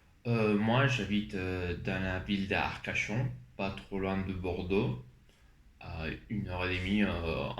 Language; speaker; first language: French; non-native, learner; Spanish